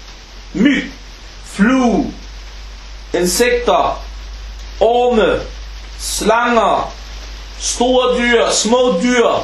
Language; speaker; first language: Danish; non-native, fluent; Arabic